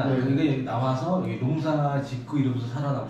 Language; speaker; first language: Korean; native; Korean